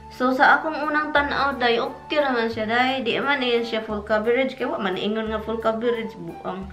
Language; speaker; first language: Cebuano; native; Cebuano